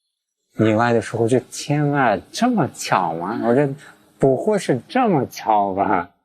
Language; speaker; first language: Chinese; non-native, fluent; English